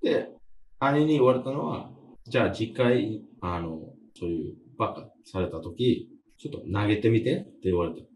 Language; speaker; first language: Japanese; non-native, fluent; English